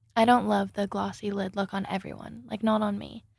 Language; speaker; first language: English; non-native, fluent; German